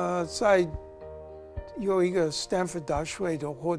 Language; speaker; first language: Chinese; non-native, learner; English